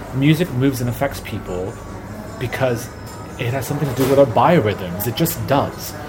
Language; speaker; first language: English; early bilingual, other home language; Arabic